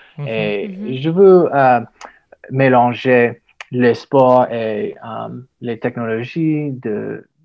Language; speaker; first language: French; non-native, learner; English